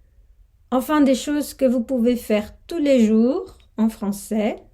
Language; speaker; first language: French; non-native, fluent; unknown